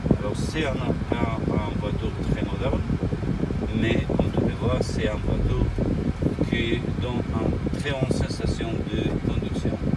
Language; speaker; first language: French; non-native, learner; Spanish